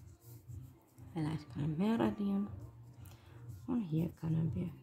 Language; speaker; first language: German; non-native, learner; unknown